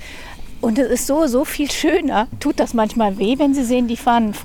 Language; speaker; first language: German; native; German